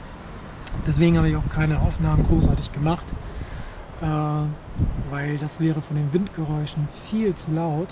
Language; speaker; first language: German; native; German